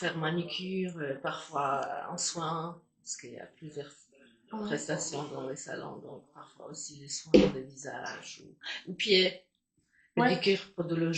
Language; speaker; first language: French; non-native, fluent; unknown